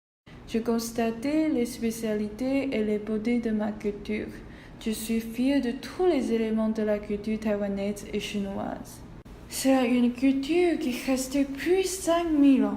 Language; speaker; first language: French; non-native, learner; Chinese